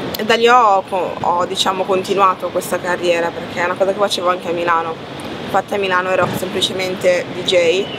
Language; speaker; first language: Italian; early bilingual, other home language; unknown